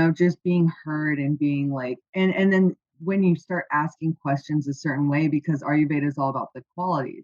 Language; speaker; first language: English; native; English